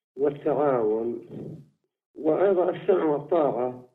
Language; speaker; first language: Arabic; native; Arabic